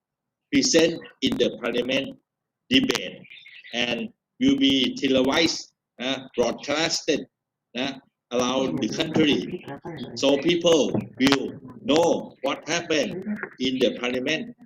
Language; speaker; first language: English; non-native, fluent; Thai